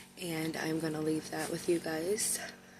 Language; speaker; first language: English; native; English